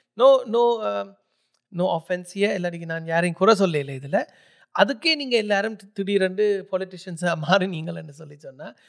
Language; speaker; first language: Tamil; early bilingual, heritage; Tamil